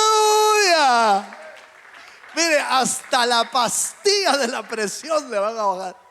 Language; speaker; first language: Spanish; native; Spanish